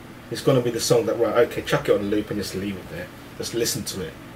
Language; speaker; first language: English; early bilingual, other home language; Hindi